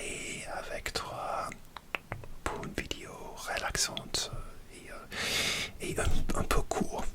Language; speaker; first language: French; non-native, learner; English